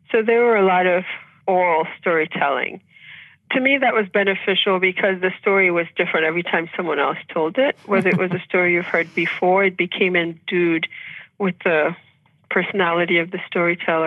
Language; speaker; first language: English; early bilingual, other home language; Haitian Creole